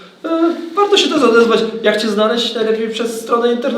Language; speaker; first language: Polish; native; Polish